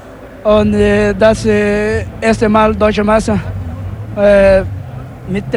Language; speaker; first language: German; non-native, learner; Portuguese